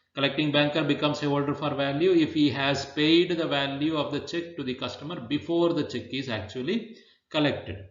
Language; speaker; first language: English; non-native, local second language; Kannada